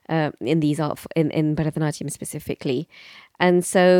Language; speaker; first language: English; native; English